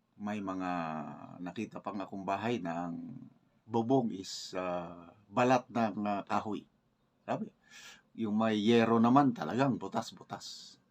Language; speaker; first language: Filipino; native; Filipino